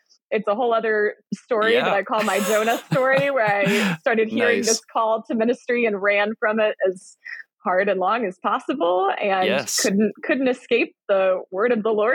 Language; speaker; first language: English; native; English